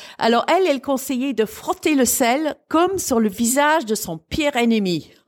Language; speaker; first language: French; non-native, fluent; English